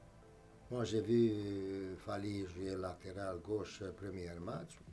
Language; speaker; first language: French; non-native, fluent; Romanian